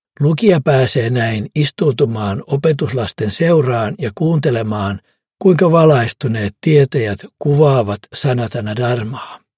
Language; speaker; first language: Finnish; native; Finnish